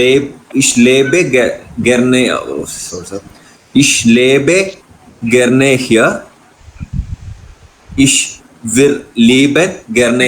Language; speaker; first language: German; non-native, learner; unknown